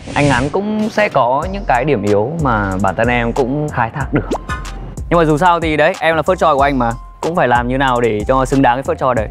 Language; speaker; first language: Vietnamese; native; Vietnamese